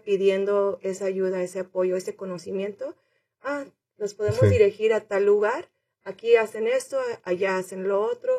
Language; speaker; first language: Spanish; early bilingual, heritage; Spanish